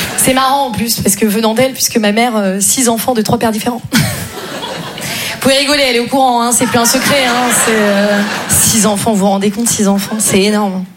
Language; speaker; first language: French; native; French